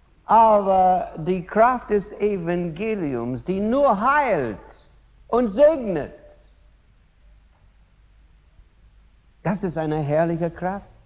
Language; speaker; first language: German; non-native, fluent; English